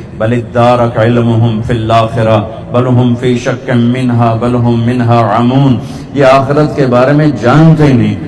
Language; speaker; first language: Urdu; non-native, local second language; Punjabi